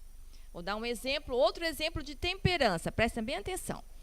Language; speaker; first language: Portuguese; non-native, learner; Spanish